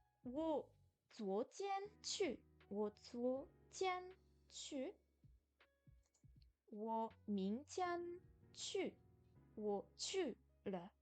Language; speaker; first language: Chinese; non-native, learner; French